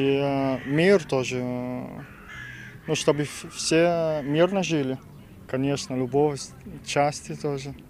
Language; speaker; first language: Russian; non-native, learner; Arabic